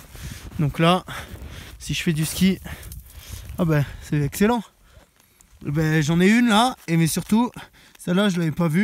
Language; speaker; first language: French; native; French